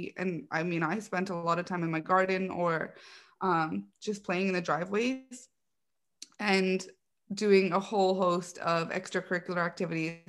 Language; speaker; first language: English; native; English